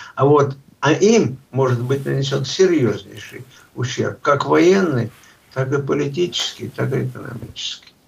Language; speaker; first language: Russian; native; Russian